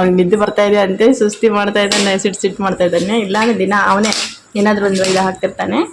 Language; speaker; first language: Kannada; non-native, local second language; Urdu